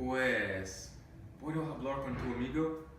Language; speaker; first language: Spanish; non-native, learner; English